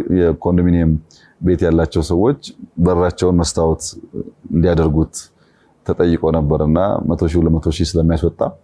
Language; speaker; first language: Amharic; non-native, local second language; Oromo